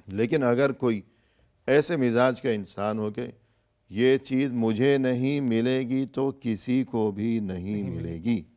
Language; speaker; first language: Urdu; native; Urdu